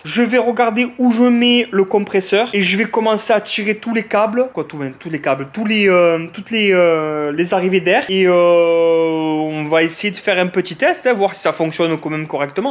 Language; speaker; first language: French; native; French